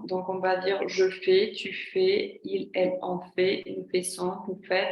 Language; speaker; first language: French; non-native, fluent; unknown